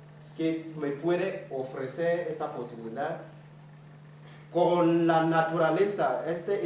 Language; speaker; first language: Spanish; non-native, fluent; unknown